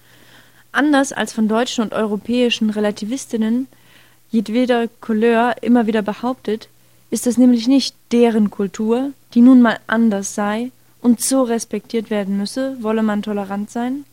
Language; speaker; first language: German; native; German